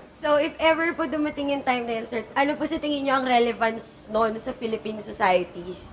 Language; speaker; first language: Filipino; native; Filipino